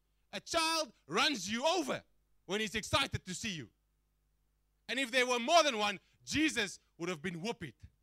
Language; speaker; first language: English; non-native, local second language; Afrikaans